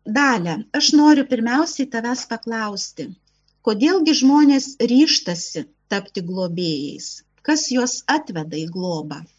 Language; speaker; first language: Lithuanian; native; Lithuanian